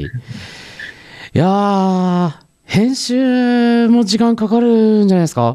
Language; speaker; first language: Japanese; native; Japanese